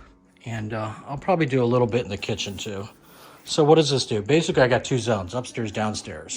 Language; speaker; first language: English; native; English